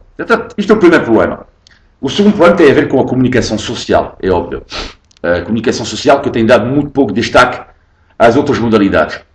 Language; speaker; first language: Portuguese; non-native, fluent; French